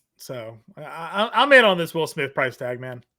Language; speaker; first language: English; native; English